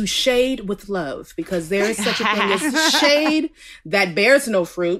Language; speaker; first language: English; native; English